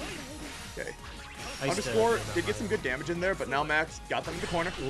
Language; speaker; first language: English; native; English